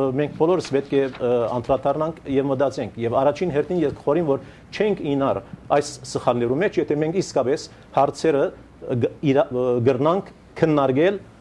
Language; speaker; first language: Armenian; early bilingual, heritage; Armenian